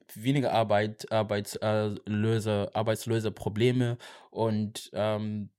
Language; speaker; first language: German; non-native, learner; Xhosa